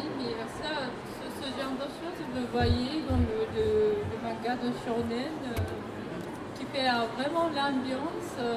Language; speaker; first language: French; non-native, fluent; Japanese